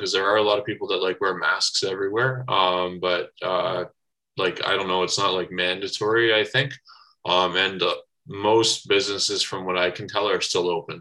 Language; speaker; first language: English; native; English